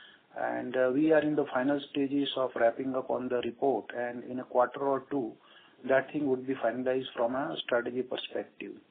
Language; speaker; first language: English; non-native, local second language; Gujarati